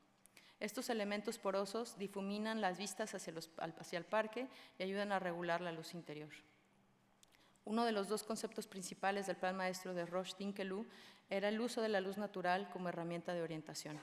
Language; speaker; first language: Spanish; native; Spanish